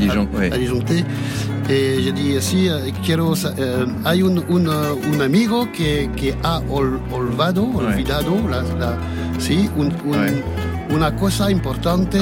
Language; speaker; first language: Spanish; non-native, learner; French